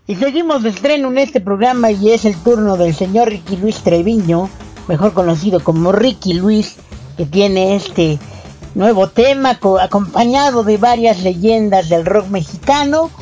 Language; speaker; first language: Spanish; native; Spanish